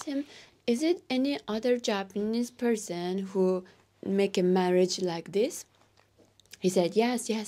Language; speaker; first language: English; non-native, learner; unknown